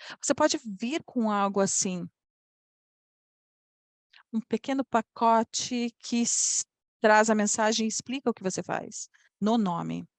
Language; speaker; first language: Portuguese; non-native, fluent; Polish